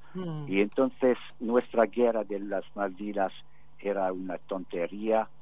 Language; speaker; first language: Spanish; non-native, fluent; English